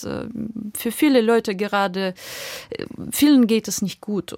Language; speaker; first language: German; non-native, fluent; Russian